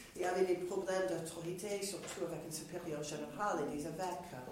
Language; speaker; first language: French; non-native, fluent; English